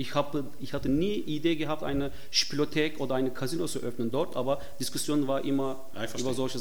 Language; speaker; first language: German; non-native, fluent; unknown